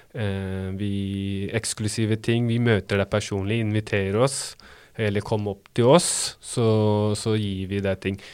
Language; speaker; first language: Norwegian; early bilingual, other home language; Baluchi